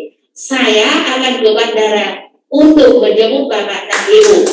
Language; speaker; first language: Indonesian; non-native, fluent; Vietnamese